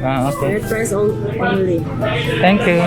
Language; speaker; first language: English; non-native, learner; Cebuano